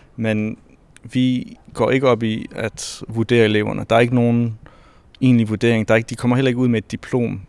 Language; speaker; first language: Danish; early bilingual, other home language; French